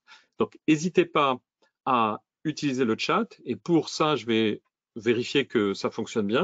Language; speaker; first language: French; native; French